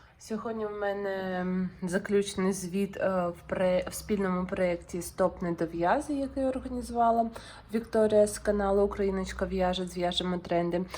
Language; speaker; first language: Ukrainian; non-native, local second language; Russian